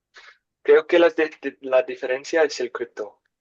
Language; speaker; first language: Spanish; non-native, learner; English